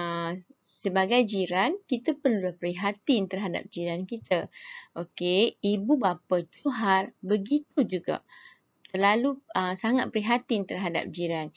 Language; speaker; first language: Malay; native; Malay